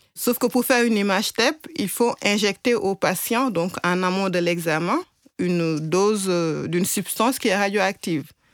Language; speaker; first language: French; non-native, local second language; Wolof